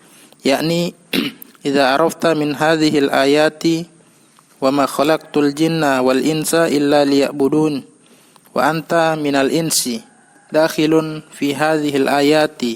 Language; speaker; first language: Arabic; non-native, learner; Indonesian